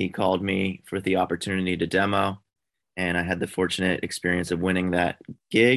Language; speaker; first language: English; native; English